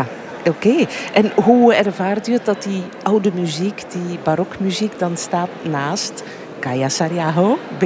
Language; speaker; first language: Dutch; native; Dutch